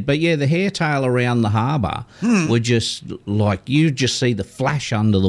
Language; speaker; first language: English; native; English